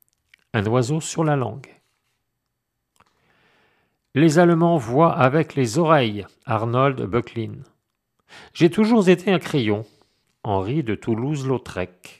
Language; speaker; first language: French; native; French